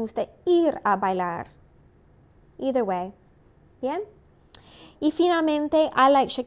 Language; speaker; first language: Spanish; non-native, fluent; English